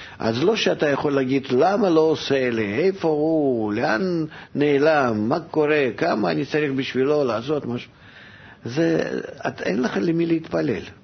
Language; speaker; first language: Hebrew; non-native, fluent; Russian